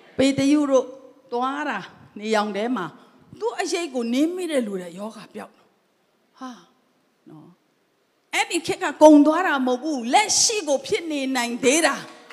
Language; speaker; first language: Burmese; non-native, local second language; Tedim Chin